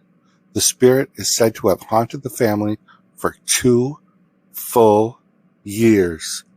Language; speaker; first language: English; native; English